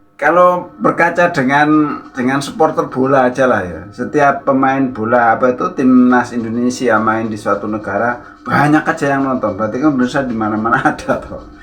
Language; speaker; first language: Indonesian; native; Indonesian